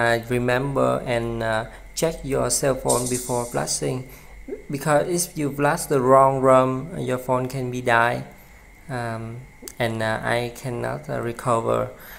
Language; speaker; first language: English; non-native, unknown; Vietnamese